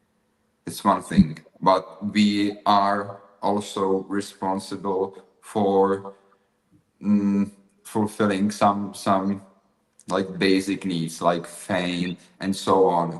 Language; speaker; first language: English; non-native, fluent; Czech